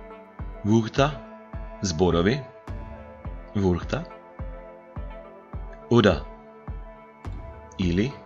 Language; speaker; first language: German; non-native, fluent; Macedonian